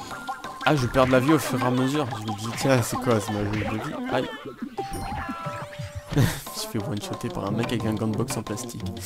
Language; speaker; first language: French; native; French